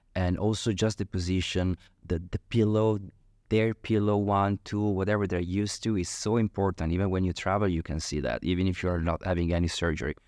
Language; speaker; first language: English; non-native, fluent; Italian